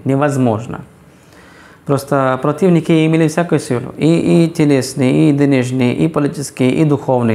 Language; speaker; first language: Russian; non-native, fluent; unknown